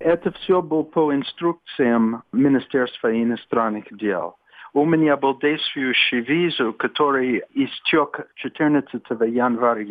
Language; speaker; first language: Russian; non-native, fluent; English